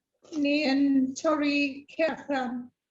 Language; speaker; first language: Welsh; non-native, learner; English